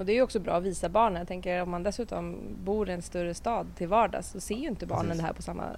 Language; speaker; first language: Swedish; native; Swedish